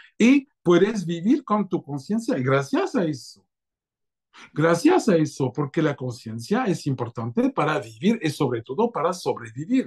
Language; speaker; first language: Spanish; non-native, fluent; French